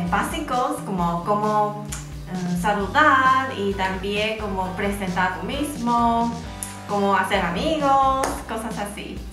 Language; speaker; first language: Spanish; non-native, fluent; Chinese